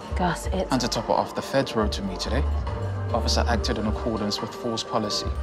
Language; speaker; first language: English; native; English